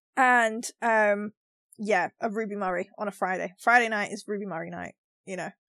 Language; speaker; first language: English; native; English